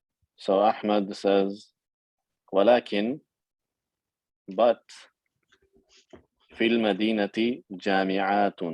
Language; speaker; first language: Arabic; non-native, fluent; English